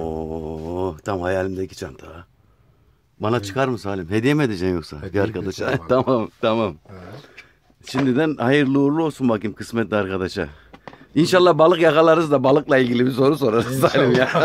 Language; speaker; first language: Turkish; native; Turkish